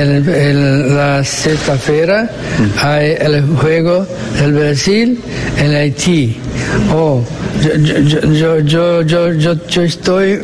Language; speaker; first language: Spanish; non-native, learner; Portuguese